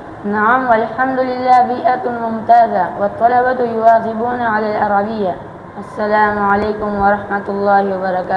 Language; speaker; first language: Arabic; non-native, learner; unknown